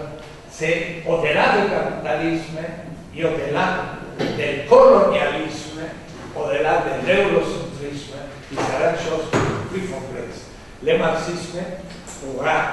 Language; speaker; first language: French; non-native, fluent; Spanish